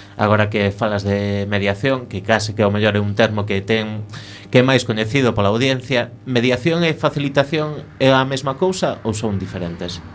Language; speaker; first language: Galician; native; Galician